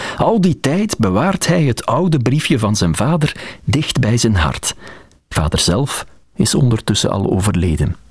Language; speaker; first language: Dutch; native; Dutch